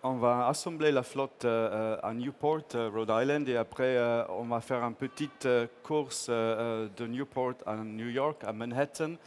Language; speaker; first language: French; non-native, fluent; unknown